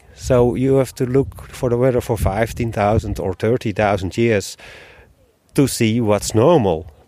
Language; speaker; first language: English; non-native, learner; Dutch